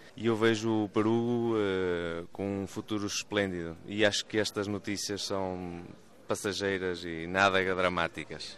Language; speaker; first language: Portuguese; native; Portuguese